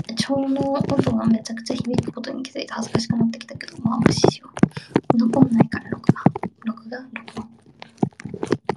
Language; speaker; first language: Japanese; early bilingual, heritage; Japanese